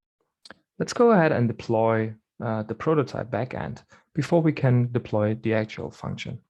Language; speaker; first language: English; non-native, fluent; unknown